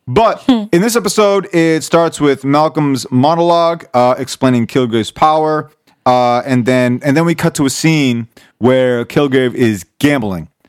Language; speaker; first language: English; native; English